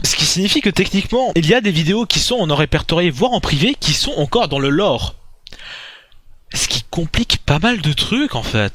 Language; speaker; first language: French; native; French